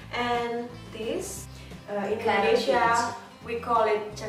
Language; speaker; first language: English; non-native, learner; Indonesian